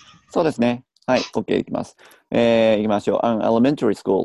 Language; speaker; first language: Japanese; native; Japanese